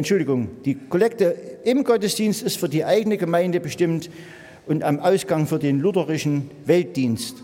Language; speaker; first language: German; native; German